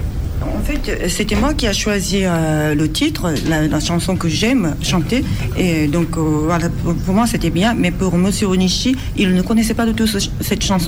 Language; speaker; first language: French; non-native, fluent; Japanese